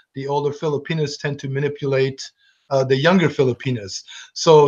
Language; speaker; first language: English; native; English